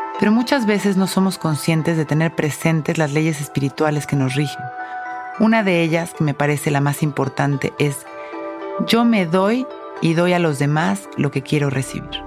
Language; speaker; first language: Spanish; native; Spanish